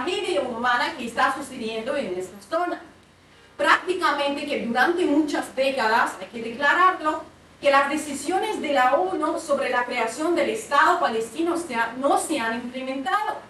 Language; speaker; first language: Spanish; non-native, fluent; Russian